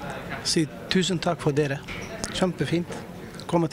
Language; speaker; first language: Norwegian; non-native, learner; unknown